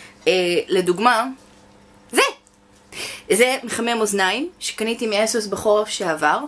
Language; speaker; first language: Hebrew; native; Hebrew